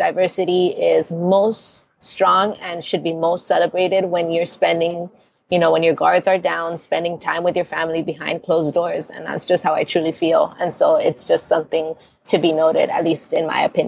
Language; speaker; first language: English; early bilingual, other home language; Spanish